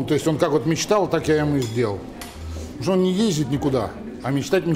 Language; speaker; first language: Russian; native; Russian